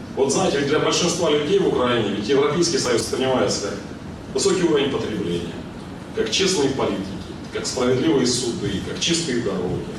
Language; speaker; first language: Russian; non-native, local second language; Ukrainian